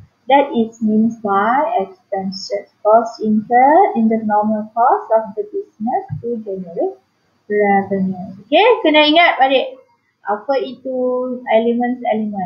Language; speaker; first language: English; non-native, local second language; Malay